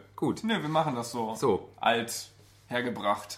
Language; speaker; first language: German; native; German